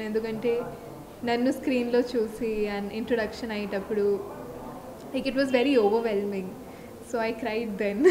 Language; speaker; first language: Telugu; non-native, fluent; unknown